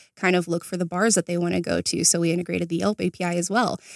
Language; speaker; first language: English; native; English